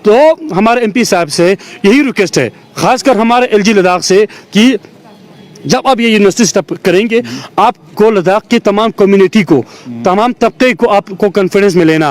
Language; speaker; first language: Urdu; non-native, local second language; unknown